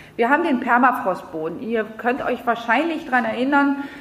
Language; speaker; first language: German; non-native, fluent; French